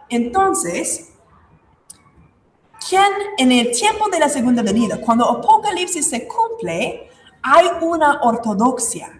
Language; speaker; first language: Spanish; non-native, fluent; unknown